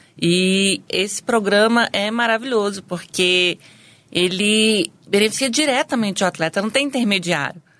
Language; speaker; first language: Portuguese; native; Portuguese